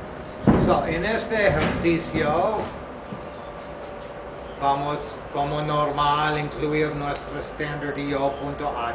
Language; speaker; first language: Spanish; non-native, fluent; English